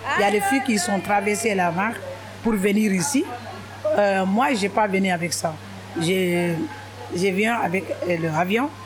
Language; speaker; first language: French; non-native, local second language; Wolof